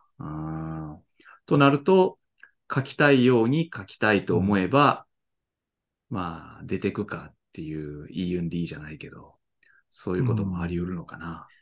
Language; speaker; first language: Japanese; native; Japanese